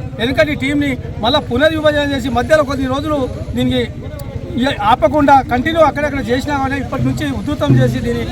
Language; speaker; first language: Telugu; non-native, local second language; Lambadi